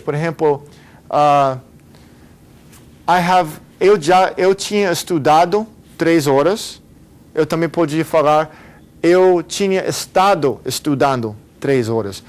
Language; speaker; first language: Portuguese; non-native, fluent; Spanish